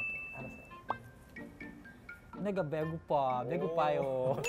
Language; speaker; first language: Korean; non-native, learner; Filipino